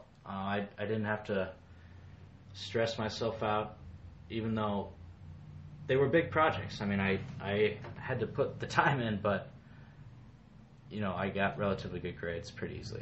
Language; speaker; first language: English; native; English